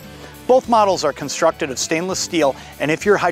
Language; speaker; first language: English; native; English